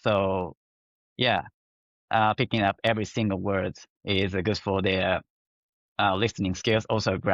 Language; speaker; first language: English; non-native, fluent; Japanese